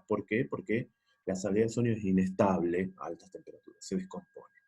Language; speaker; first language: Spanish; native; Spanish